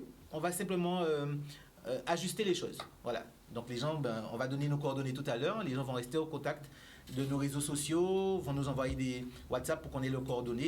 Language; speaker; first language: French; native; French